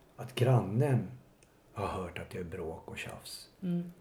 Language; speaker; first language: Swedish; native; Swedish